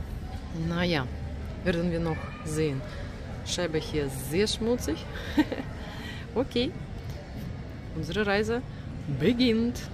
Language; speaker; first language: German; non-native, learner; Russian